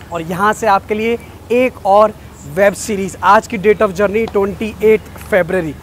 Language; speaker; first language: Hindi; native; Hindi